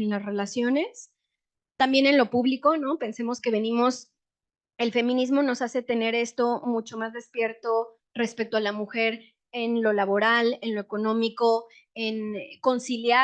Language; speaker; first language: Spanish; native; Spanish